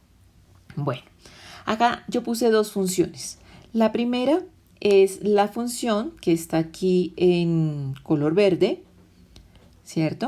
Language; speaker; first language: Spanish; native; Spanish